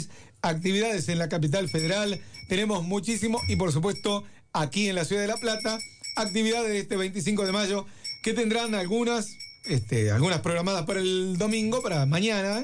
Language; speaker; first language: Spanish; native; Spanish